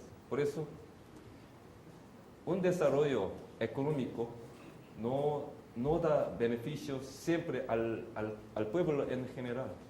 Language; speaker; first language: Spanish; non-native, fluent; Korean